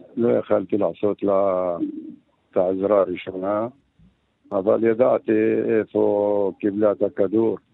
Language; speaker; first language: Hebrew; non-native, local second language; Arabic